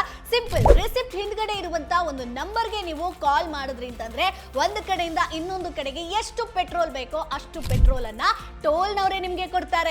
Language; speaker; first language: Kannada; native; Kannada